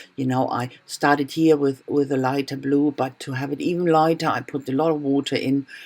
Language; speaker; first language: English; non-native, fluent; German